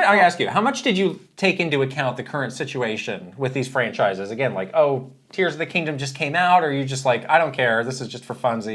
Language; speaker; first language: English; native; English